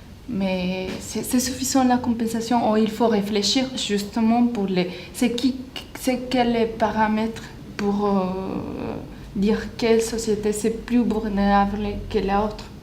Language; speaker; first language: French; non-native, learner; Spanish